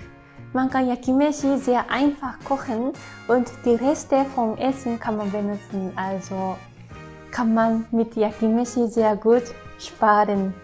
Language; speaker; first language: German; non-native, learner; Japanese